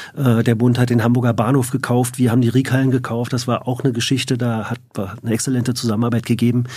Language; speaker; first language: German; native; German